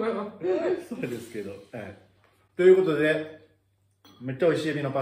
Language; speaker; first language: Japanese; native; Japanese